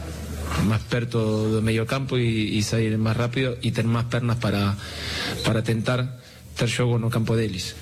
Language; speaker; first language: Portuguese; non-native, learner; Spanish